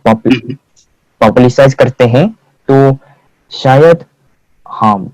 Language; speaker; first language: Hindi; non-native, fluent; Korean